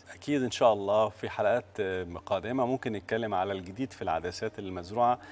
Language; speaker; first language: Arabic; native; Arabic